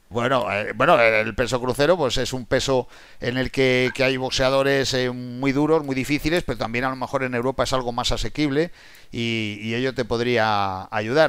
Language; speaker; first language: Spanish; native; Spanish